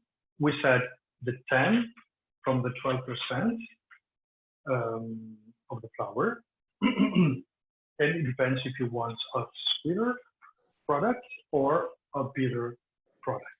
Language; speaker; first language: English; non-native, fluent; Italian